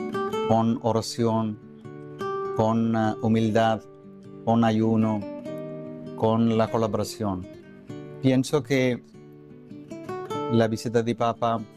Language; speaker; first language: Spanish; non-native, fluent; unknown